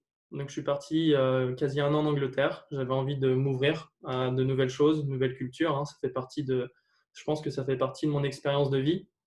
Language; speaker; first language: French; native; French